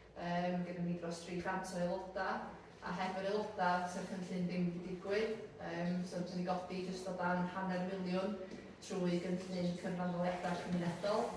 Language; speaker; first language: Welsh; native; Welsh